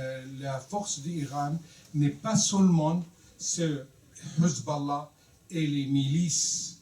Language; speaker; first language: French; non-native, learner; Arabic